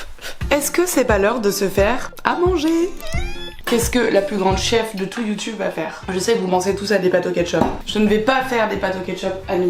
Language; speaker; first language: French; native; French